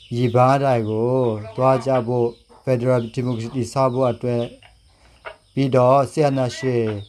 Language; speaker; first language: Burmese; non-native, local second language; Karen languages